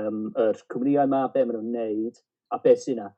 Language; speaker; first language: Welsh; native; Welsh